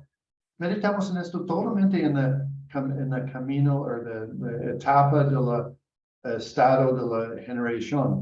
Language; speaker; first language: Spanish; non-native, learner; English